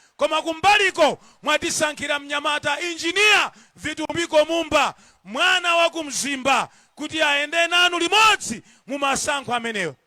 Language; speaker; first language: Nyanja; non-native, local second language; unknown